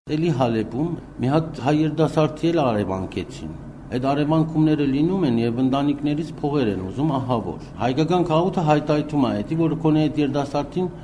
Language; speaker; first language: Armenian; early bilingual, heritage; Armenian